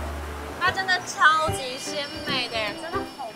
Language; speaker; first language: Chinese; native; Chinese